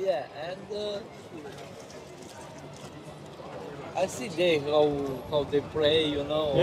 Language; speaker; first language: English; non-native, learner; Romanian